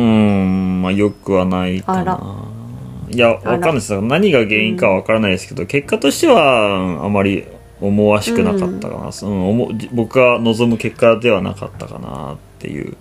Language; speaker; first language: Japanese; native; Japanese